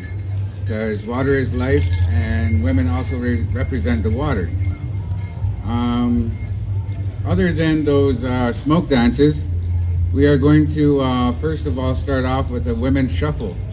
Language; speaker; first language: English; native; English